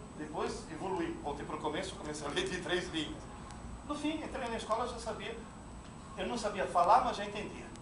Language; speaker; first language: Portuguese; non-native, fluent; Italian